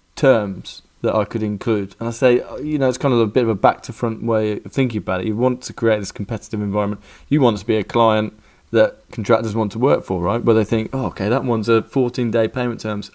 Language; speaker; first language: English; native; English